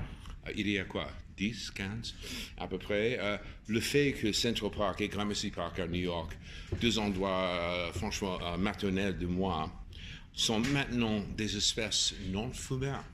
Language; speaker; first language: French; non-native, fluent; English